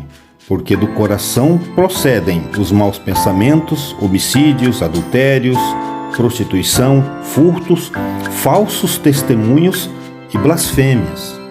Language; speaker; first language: Portuguese; native; Portuguese